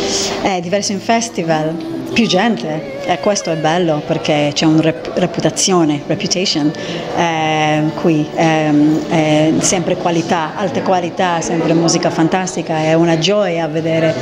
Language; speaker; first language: Italian; non-native, learner; English